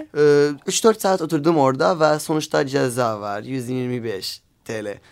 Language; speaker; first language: Turkish; non-native, learner; Arabic